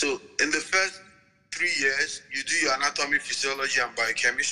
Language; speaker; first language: English; non-native, local second language; Igbo